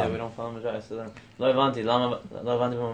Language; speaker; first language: Hebrew; non-native, learner; English